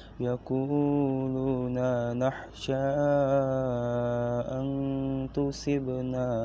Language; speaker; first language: Arabic; non-native, learner; Indonesian